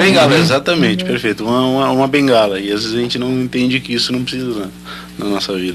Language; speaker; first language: Portuguese; native; Portuguese